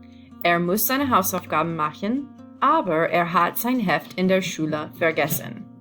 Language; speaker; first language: German; non-native, fluent; English